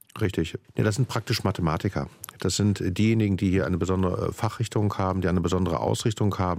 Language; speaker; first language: German; native; German